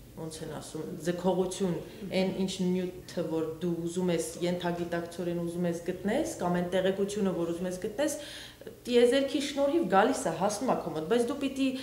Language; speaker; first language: Armenian; early bilingual, heritage; Armenian